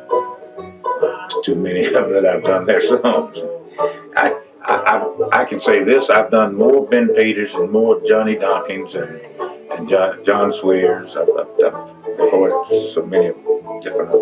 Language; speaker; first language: English; native; English